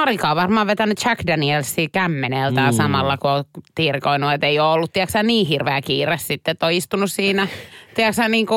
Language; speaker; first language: Finnish; native; Finnish